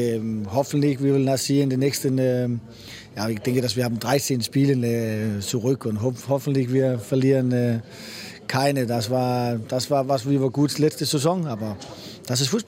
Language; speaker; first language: German; non-native, fluent; Danish